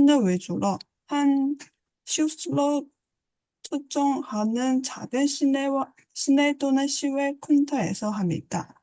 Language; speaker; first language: Korean; non-native, learner; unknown